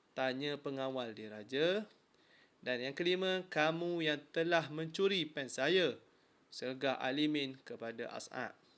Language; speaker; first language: Malay; native; Malay